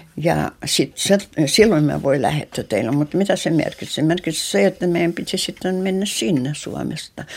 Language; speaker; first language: Finnish; non-native, local second language; Russian